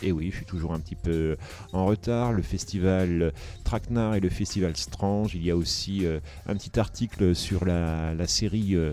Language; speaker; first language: French; native; French